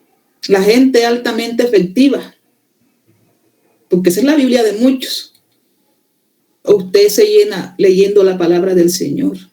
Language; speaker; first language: Spanish; native; Spanish